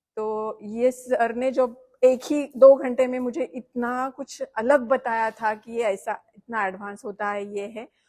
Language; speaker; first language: Hindi; non-native, local second language; Marathi